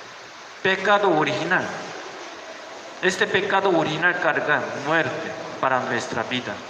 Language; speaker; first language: Spanish; non-native, learner; Korean